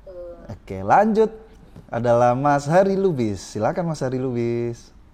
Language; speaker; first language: Indonesian; native; Indonesian